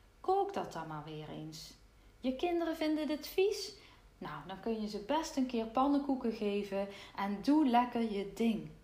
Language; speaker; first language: Dutch; native; Dutch